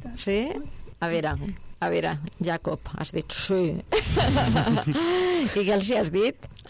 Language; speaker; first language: Catalan; native; Catalan